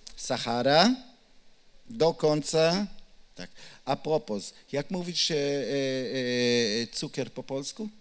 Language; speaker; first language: Polish; non-native, learner; Hebrew